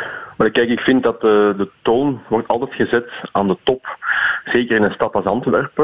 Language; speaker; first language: Dutch; native; Dutch